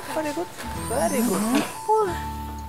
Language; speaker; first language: English; non-native, learner; Chinese